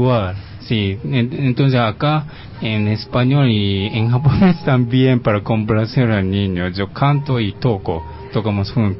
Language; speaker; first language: Spanish; non-native, fluent; Japanese